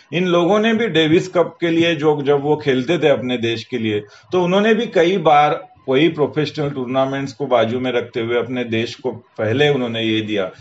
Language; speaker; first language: Hindi; non-native, local second language; Marathi